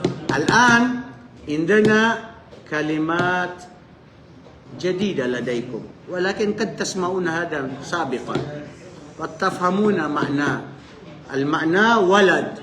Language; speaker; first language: Arabic; non-native, fluent; Filipino